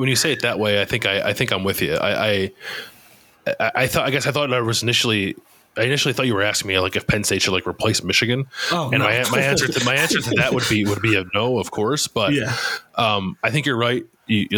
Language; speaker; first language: English; native; English